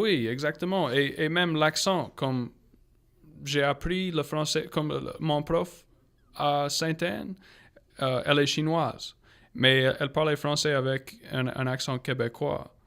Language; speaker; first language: French; non-native, local second language; English